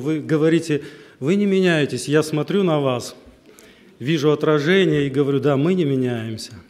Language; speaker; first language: Russian; native; Russian